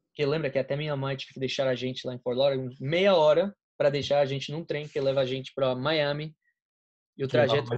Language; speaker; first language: Portuguese; non-native, fluent; English